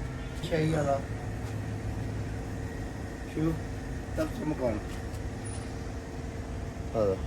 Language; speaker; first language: Arabic; non-native, learner; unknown